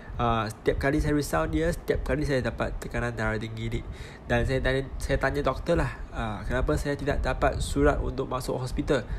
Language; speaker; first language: Malay; non-native, local second language; Chinese